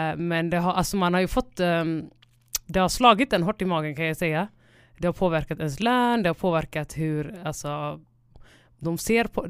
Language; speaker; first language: Swedish; early bilingual, other home language; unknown